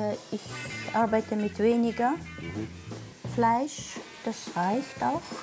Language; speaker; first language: German; non-native, fluent; Mongolian